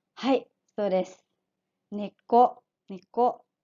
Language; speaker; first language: Japanese; non-native, fluent; Indonesian